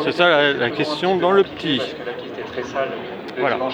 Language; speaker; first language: French; native; French